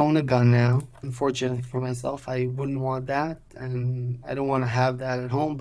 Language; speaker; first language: English; non-native, fluent; Hebrew